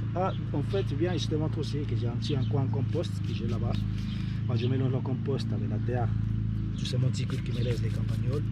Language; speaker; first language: French; native; French